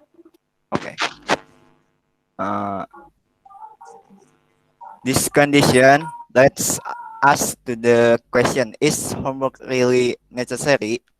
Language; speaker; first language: English; non-native, learner; Indonesian